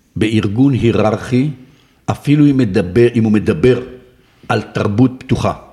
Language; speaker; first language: Hebrew; native; Hebrew